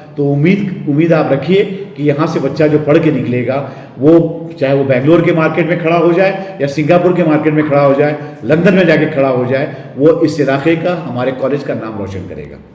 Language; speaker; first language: Hindi; native; Hindi